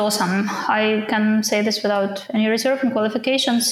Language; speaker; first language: English; non-native, fluent; Ukrainian